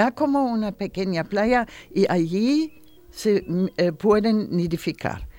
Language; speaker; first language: Spanish; non-native, learner; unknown